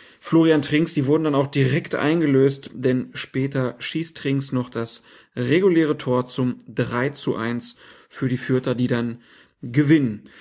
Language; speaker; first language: German; native; German